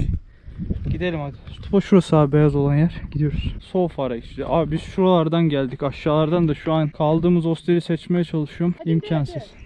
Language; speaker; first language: Turkish; native; Turkish